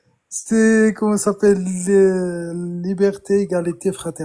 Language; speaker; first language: French; non-native, fluent; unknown